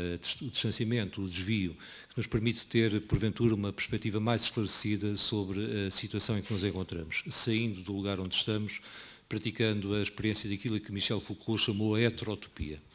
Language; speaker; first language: Portuguese; native; Portuguese